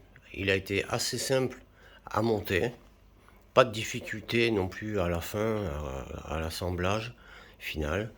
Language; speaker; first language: French; native; French